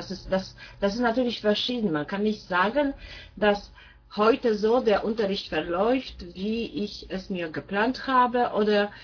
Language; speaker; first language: German; non-native, fluent; Polish